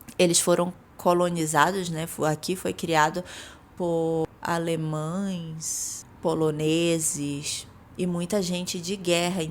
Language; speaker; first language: Portuguese; native; Portuguese